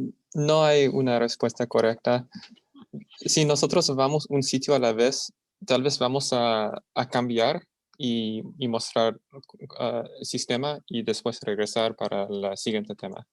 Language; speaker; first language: Spanish; non-native, fluent; English